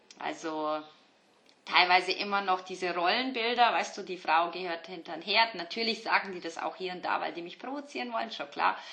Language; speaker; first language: German; early bilingual, other home language; Turkish